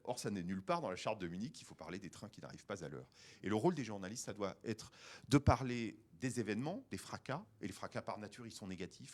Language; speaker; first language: French; native; French